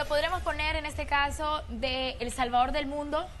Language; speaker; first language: Spanish; native; Spanish